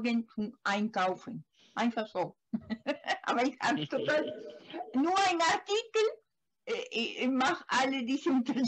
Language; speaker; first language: German; non-native, learner; Spanish